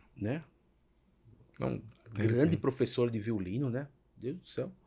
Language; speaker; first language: Portuguese; native; Portuguese